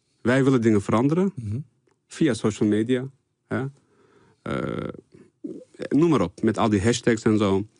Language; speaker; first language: Dutch; early bilingual, other home language; Turkish